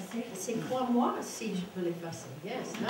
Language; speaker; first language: French; non-native, fluent; English